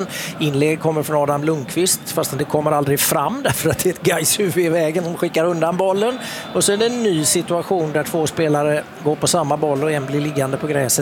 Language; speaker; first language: Swedish; native; Swedish